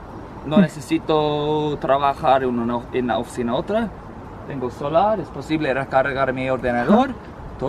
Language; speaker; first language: Spanish; non-native, learner; English